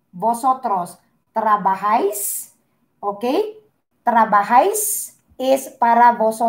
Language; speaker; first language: Spanish; non-native, learner; Filipino